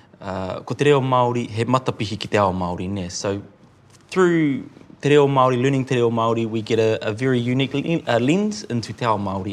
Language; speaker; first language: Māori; non-native, local second language; English